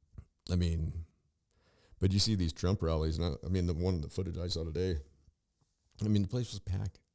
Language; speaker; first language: English; native; English